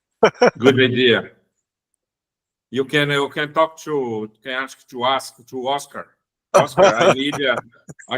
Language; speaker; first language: English; non-native, learner; Portuguese